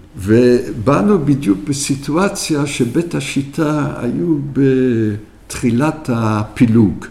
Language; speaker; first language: Hebrew; early bilingual, other home language; French